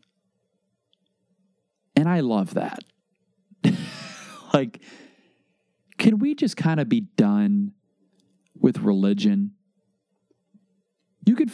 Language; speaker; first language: English; native; English